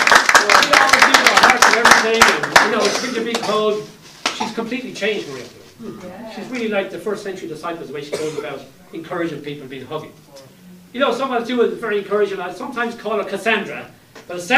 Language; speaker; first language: English; native; English